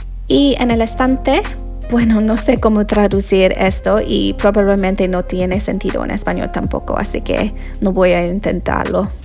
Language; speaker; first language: Spanish; non-native, learner; English